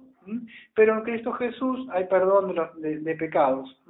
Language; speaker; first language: Spanish; native; Spanish